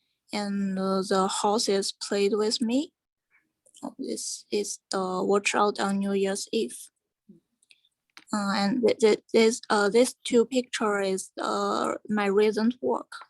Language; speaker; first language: English; non-native, fluent; Chinese